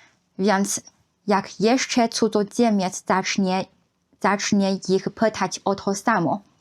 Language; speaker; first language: Polish; non-native, fluent; Chinese